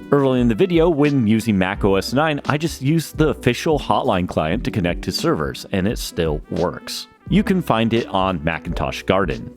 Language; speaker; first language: English; native; English